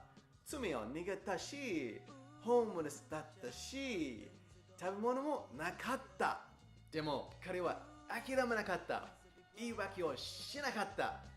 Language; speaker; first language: Japanese; non-native, fluent; English